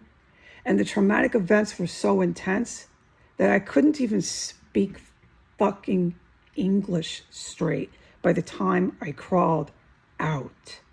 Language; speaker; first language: English; native; English